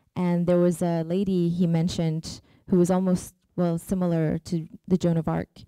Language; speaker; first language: English; early bilingual, other home language; Persian